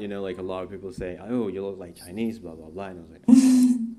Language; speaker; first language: English; non-native, fluent; Indonesian